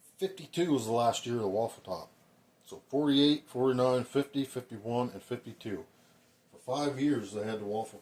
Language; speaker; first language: English; native; English